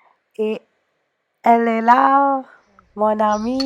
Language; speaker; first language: French; non-native, learner; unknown